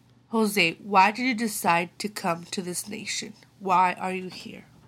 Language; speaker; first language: English; early bilingual, other home language; Spanish